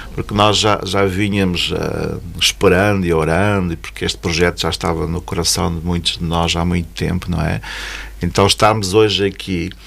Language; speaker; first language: Portuguese; native; Portuguese